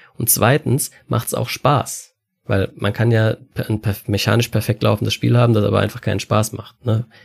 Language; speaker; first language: German; native; German